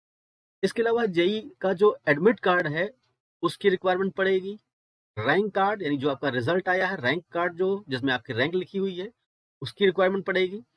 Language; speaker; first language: Hindi; native; Hindi